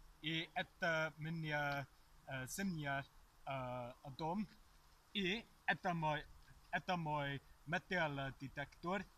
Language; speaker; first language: Russian; non-native, learner; Welsh